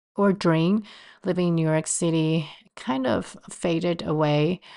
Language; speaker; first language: English; non-native, fluent; Chinese